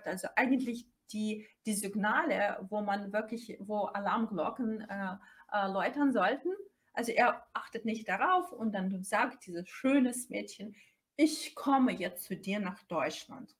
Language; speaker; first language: German; non-native, fluent; Russian